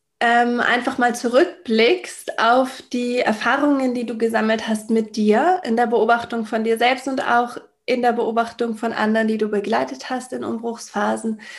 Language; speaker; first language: German; native; German